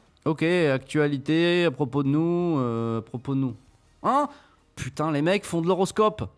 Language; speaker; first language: French; native; French